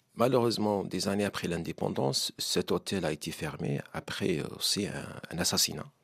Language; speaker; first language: French; non-native, local second language; Arabic